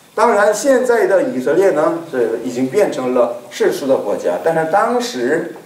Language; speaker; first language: Chinese; non-native, fluent; Korean